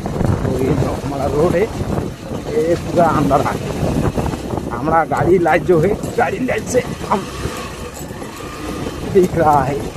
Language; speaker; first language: Hindi; non-native, local second language; Bangla